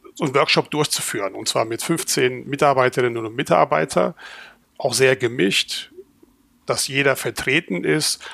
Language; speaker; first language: German; native; German